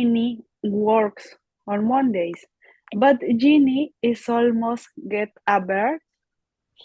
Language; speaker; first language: English; non-native, learner; Spanish